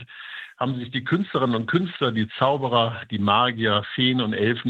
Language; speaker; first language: German; native; German